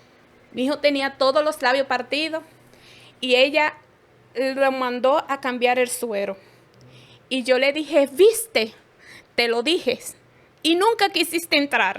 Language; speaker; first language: Spanish; native; Spanish